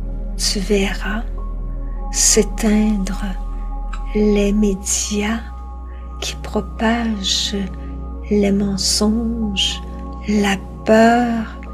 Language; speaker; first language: French; native; French